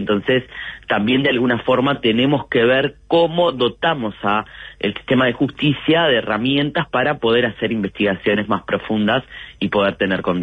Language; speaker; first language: Spanish; native; Spanish